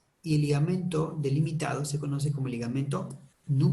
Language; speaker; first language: Spanish; native; Spanish